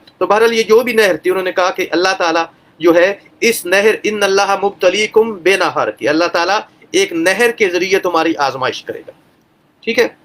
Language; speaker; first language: Urdu; non-native, local second language; Punjabi